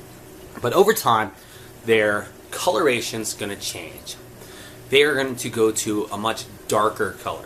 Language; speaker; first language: English; native; English